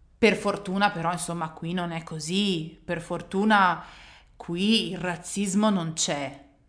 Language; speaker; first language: Italian; native; Italian